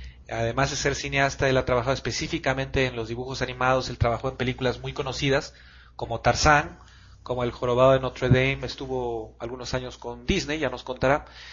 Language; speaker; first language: Spanish; native; Spanish